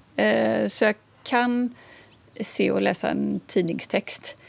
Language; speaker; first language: Swedish; native; Swedish